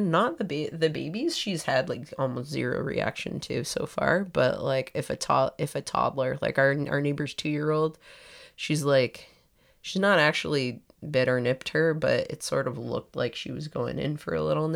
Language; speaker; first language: English; native; English